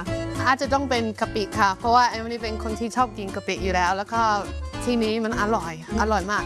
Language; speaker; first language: Thai; non-native, fluent; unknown